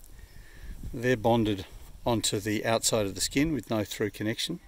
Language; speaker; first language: English; native; English